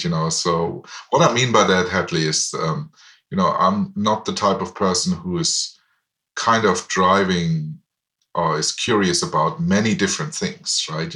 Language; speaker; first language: English; non-native, fluent; German